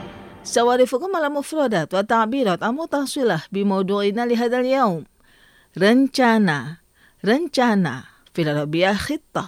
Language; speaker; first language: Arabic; non-native, learner; Indonesian